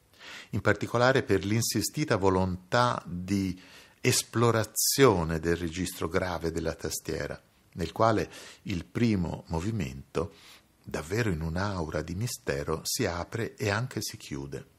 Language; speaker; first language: Italian; native; Italian